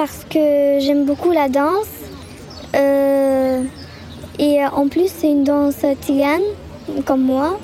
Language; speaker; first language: French; early bilingual, other home language; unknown